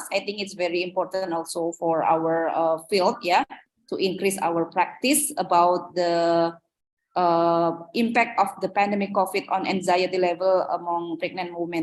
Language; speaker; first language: English; non-native, fluent; Indonesian